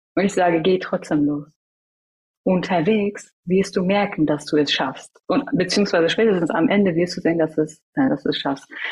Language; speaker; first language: German; early bilingual, other home language; Persian